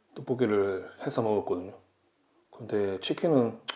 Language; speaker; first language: Korean; native; Korean